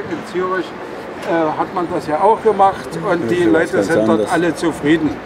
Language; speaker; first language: German; native; German